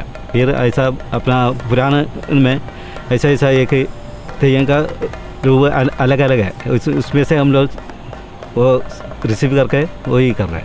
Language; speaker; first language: Hindi; non-native, local second language; Malayalam